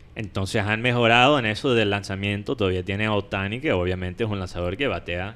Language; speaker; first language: Spanish; non-native, fluent; English